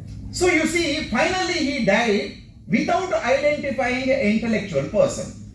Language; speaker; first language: English; non-native, local second language; Telugu